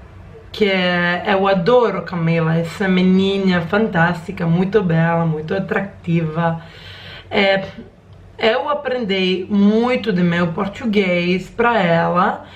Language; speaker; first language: Portuguese; non-native, learner; Croatian